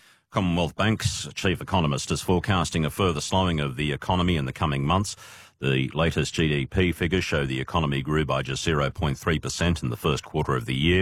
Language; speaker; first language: English; native; English